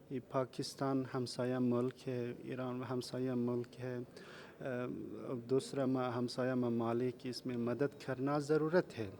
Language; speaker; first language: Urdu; non-native, learner; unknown